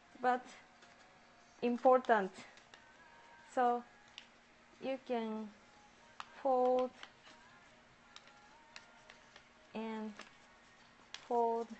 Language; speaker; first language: English; non-native, learner; Japanese